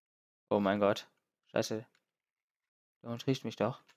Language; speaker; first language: German; native; German